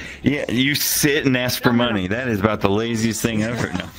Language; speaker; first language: English; native; English